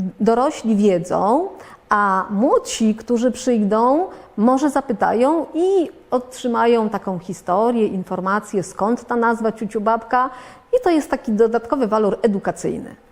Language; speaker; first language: Polish; native; Polish